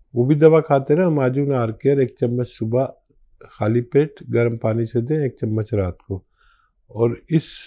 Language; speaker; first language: Hindi; native; Hindi